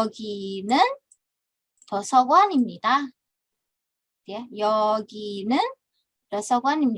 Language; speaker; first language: Korean; non-native, fluent; Indonesian